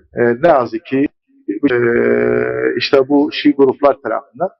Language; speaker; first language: Turkish; early bilingual, heritage; Arabic